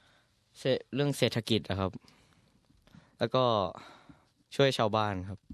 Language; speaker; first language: Thai; early bilingual, heritage; Thai